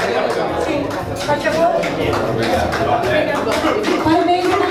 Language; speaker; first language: Portuguese; non-native, learner; Tetum